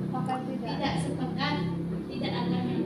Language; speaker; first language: Indonesian; non-native, local second language; Minangkabau